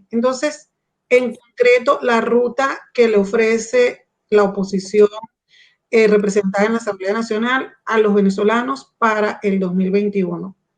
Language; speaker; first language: Spanish; native; Spanish